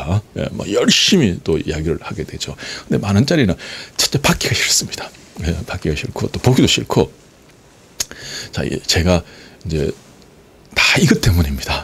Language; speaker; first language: Korean; native; Korean